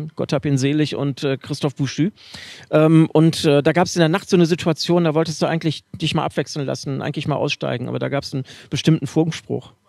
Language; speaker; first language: German; native; German